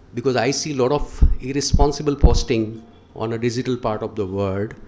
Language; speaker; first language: English; non-native, local second language; Gujarati